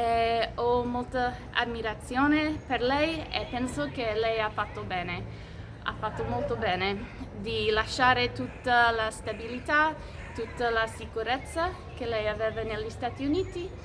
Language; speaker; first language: Italian; non-native, fluent; English